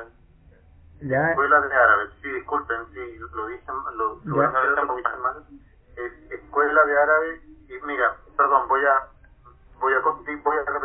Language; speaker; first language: Spanish; native; Spanish